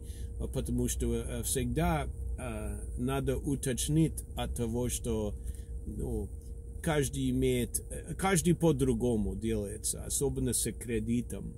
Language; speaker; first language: Russian; non-native, learner; English